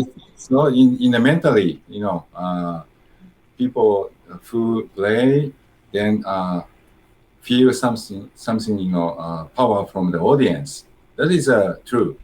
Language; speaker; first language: English; non-native, learner; Japanese